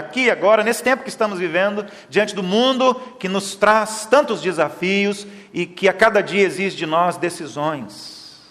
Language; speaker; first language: Portuguese; native; Portuguese